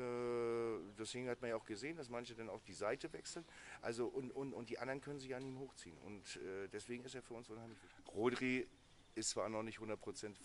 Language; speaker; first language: German; native; German